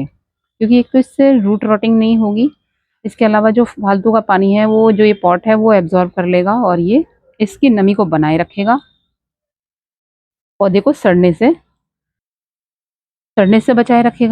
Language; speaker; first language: Hindi; native; Hindi